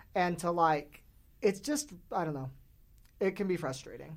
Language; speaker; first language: English; native; English